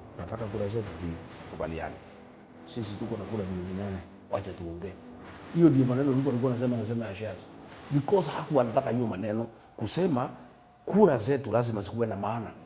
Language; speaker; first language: Swahili; non-native, local second language; Kikuyu